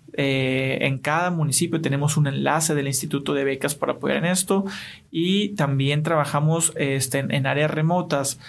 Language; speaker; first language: Spanish; native; Spanish